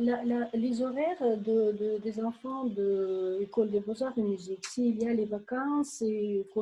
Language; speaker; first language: French; non-native, fluent; Ukrainian